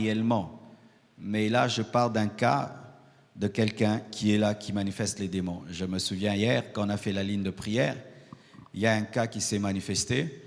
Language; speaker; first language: French; non-native, local second language; Lingala